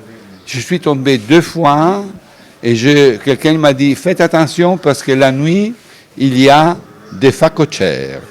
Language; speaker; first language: French; non-native, fluent; Italian